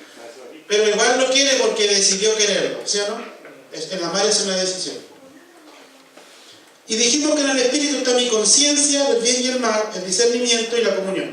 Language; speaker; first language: Spanish; native; Spanish